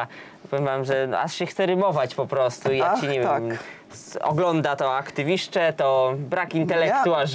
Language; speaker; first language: Polish; native; Polish